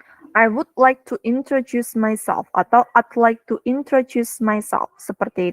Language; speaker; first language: English; non-native, fluent; Indonesian